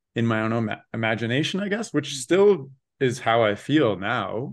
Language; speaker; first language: English; native; English